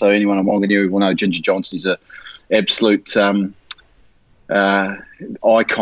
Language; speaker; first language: English; native; English